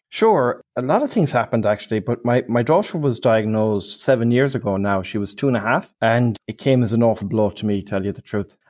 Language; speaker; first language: English; native; English